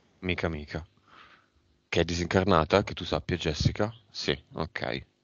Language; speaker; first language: Italian; native; Italian